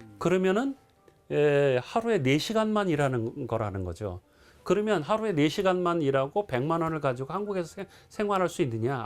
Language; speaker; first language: Korean; native; Korean